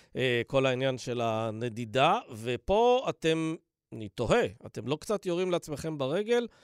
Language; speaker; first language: Hebrew; non-native, fluent; English